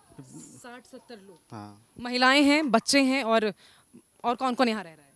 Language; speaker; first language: Hindi; native; Hindi